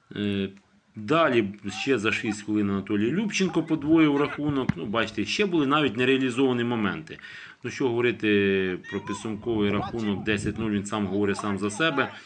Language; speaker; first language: Ukrainian; native; Ukrainian